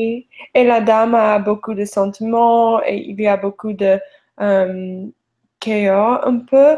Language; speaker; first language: French; non-native, learner; English